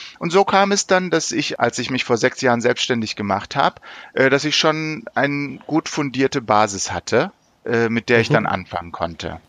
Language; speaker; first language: German; early bilingual, other home language; Turkish